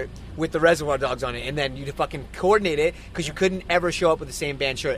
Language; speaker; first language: English; native; English